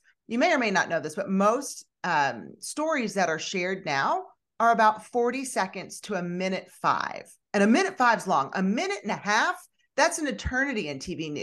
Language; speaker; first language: English; native; English